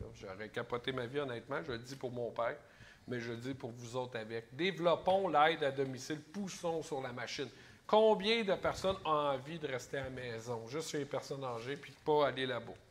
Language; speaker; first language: French; native; French